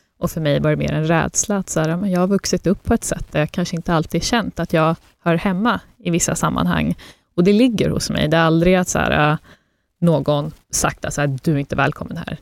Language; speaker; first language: Swedish; early bilingual, other home language; Persian